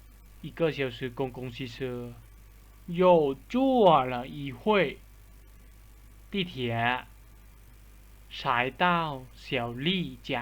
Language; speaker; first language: Chinese; non-native, fluent; Lao